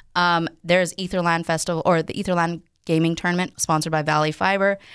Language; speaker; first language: English; native; English